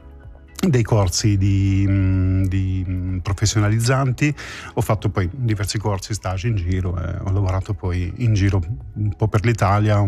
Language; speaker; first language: Italian; native; Italian